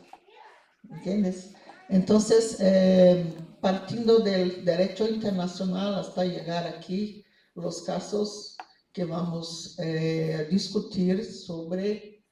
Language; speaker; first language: Spanish; non-native, fluent; Portuguese